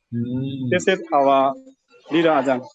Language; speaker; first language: English; non-native, learner; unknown